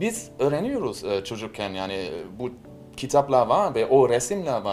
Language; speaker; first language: Turkish; non-native, learner; German